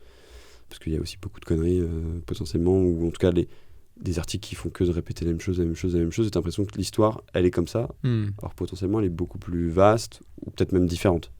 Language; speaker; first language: French; native; French